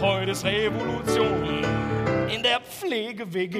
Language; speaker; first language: German; native; German